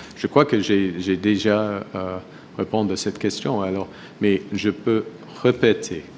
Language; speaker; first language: French; non-native, fluent; English